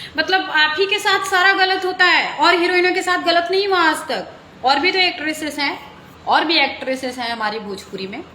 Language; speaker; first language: Hindi; native; Hindi